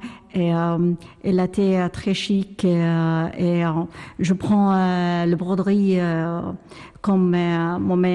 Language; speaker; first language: French; non-native, learner; Arabic